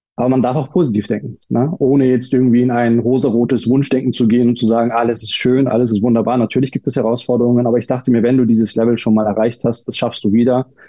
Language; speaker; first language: German; early bilingual, other home language; Turkish